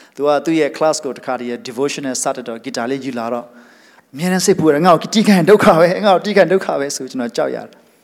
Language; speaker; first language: Burmese; non-native, local second language; Hakha Chin